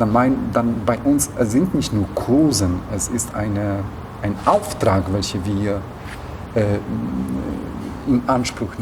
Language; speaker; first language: German; non-native, fluent; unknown